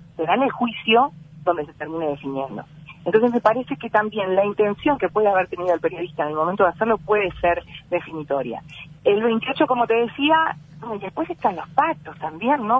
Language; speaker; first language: Spanish; native; Spanish